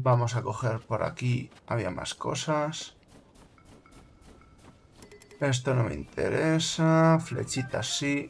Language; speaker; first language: Spanish; native; Spanish